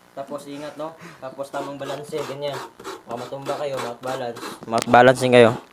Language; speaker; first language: Filipino; non-native, local second language; Cebuano